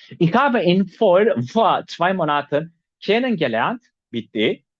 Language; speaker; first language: German; non-native, fluent; Turkish